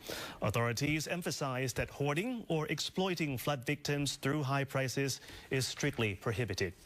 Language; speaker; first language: English; non-native, fluent; Thai